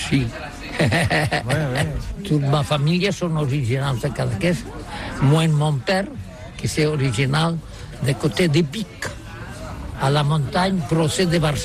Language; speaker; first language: French; non-native, learner; Catalan